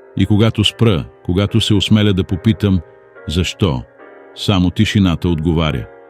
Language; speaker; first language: Bulgarian; non-native, learner; English